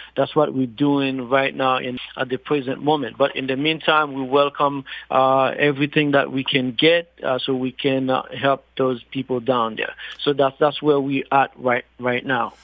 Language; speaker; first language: English; non-native, fluent; Haitian Creole